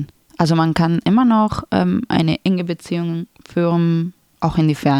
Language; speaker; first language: German; non-native, fluent; Spanish